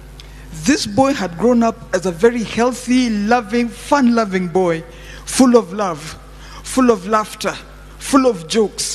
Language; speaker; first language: English; non-native, local second language; Swahili